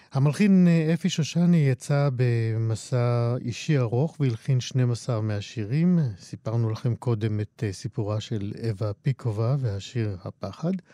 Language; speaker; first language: Hebrew; native; Hebrew